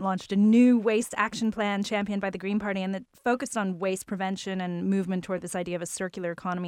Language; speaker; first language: English; native; English